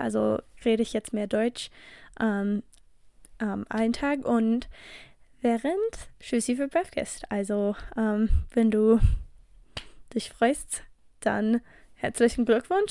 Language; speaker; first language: German; non-native, fluent; English